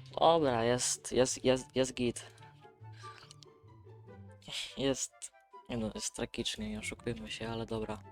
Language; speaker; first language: Polish; native; Polish